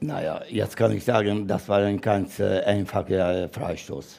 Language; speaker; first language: German; non-native, learner; Hungarian